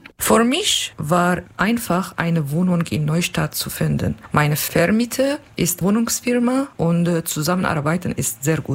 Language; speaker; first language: German; non-native, learner; Kurdish